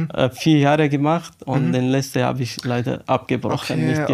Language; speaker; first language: German; non-native, learner; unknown